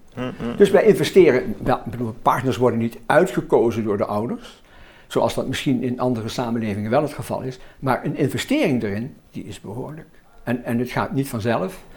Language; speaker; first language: Dutch; native; Dutch